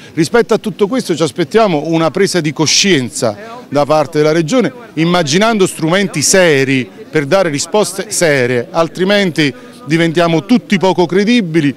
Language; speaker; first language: Italian; native; Italian